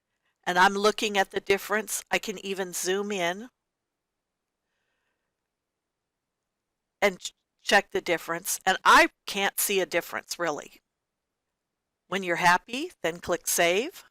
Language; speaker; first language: English; native; English